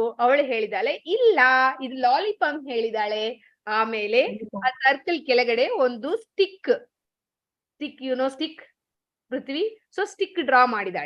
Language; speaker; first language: Kannada; non-native, learner; Tamil